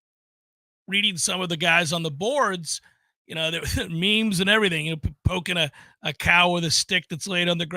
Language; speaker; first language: English; native; English